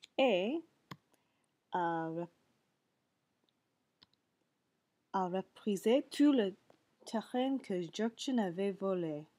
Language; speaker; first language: French; non-native, learner; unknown